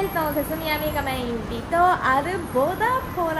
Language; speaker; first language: Spanish; non-native, fluent; Japanese